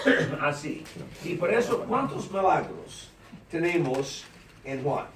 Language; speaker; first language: Spanish; non-native, learner; English